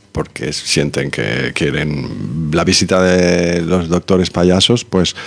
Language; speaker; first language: Spanish; native; Spanish